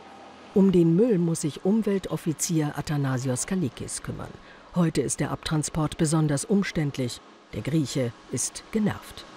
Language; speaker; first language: German; native; German